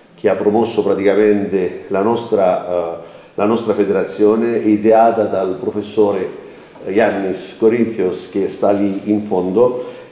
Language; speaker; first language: Italian; non-native, fluent; Greek